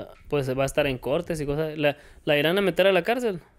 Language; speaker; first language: Spanish; early bilingual, heritage; Spanish